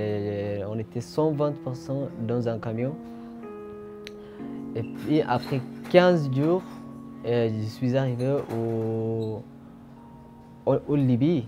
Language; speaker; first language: French; non-native, fluent; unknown